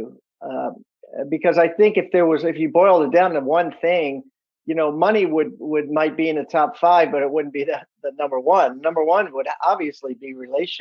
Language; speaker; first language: English; native; English